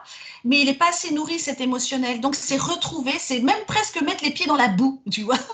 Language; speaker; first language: French; native; French